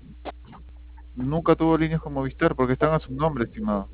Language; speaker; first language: Spanish; native; Spanish